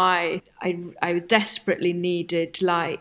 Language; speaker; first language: English; non-native, local second language; Bangla